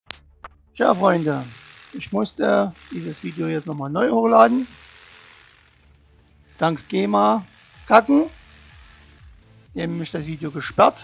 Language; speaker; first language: German; native; German